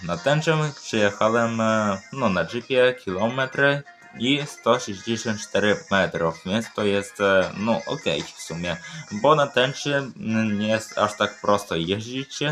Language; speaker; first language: Polish; early bilingual, other home language; Ukrainian